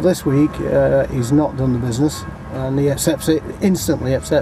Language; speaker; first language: English; native; English